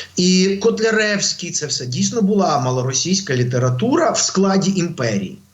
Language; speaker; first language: Ukrainian; non-native, local second language; Russian